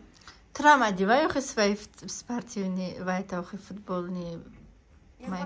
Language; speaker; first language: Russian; non-native, local second language; Tajik